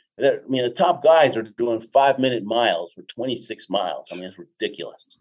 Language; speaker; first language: English; early bilingual, other home language; Spanish